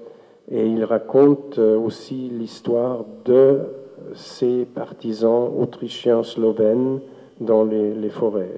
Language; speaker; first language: French; non-native, fluent; German